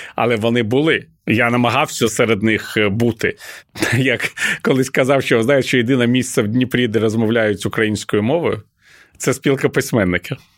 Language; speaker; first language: Ukrainian; non-native, local second language; Russian